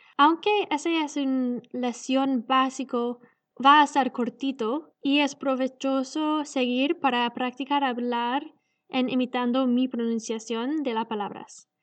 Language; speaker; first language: Spanish; non-native, learner; English